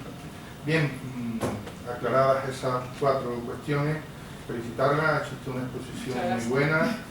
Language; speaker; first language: Spanish; native; Spanish